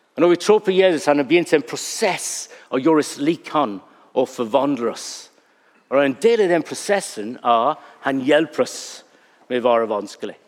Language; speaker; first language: Norwegian; non-native, fluent; English